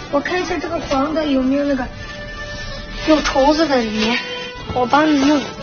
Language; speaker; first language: Chinese; non-native, local second language; Uyghur